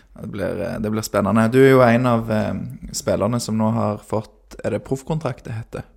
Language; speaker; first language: Norwegian; native; Norwegian